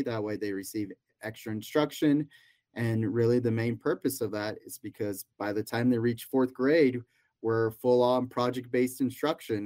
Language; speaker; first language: English; native; English